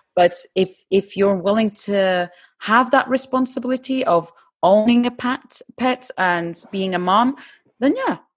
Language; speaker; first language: English; non-native, fluent; Turkish